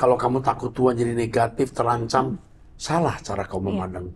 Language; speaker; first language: Indonesian; native; Indonesian